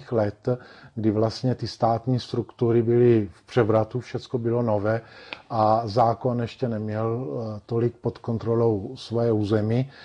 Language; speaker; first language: Czech; non-native, fluent; Italian